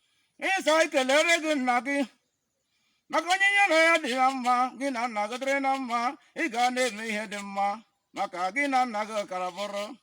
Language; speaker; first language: Igbo; native; Igbo